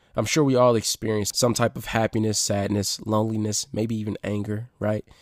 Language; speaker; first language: English; native; English